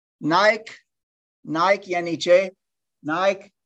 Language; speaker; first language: Persian; non-native, learner; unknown